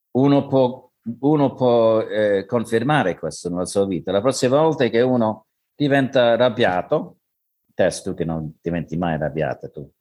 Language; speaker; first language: Italian; non-native, learner; English